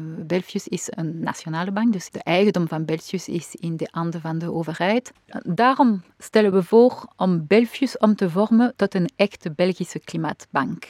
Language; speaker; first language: Dutch; non-native, local second language; French